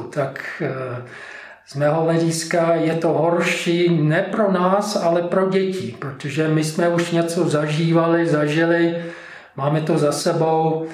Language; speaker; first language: Czech; non-native, fluent; English